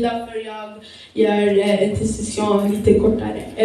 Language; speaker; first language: Swedish; early bilingual, other home language; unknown